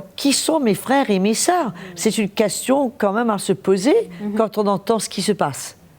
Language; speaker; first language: French; non-native, local second language; Morisyen